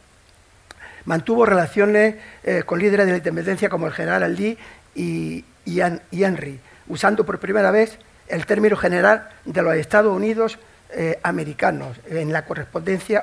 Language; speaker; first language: Spanish; native; Spanish